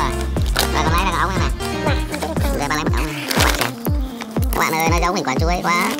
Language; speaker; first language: Vietnamese; native; Vietnamese